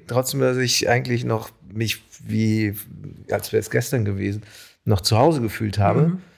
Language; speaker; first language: German; early bilingual, other home language; Polish